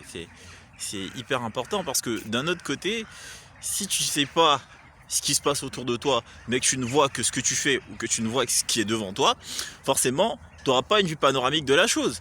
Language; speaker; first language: French; native; French